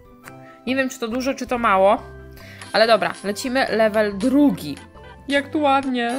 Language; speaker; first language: Polish; native; Polish